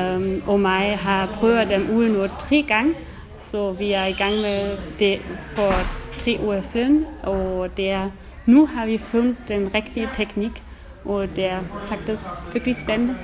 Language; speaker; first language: Danish; non-native, learner; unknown